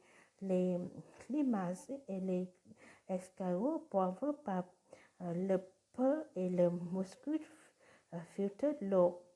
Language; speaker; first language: French; non-native, learner; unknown